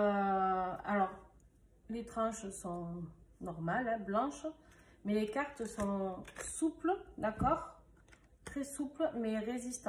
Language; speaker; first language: French; native; French